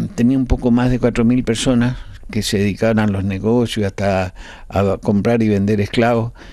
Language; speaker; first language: Spanish; native; Spanish